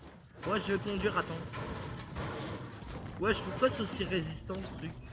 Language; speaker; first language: French; native; French